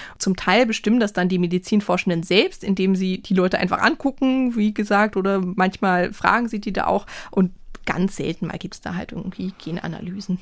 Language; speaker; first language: German; native; German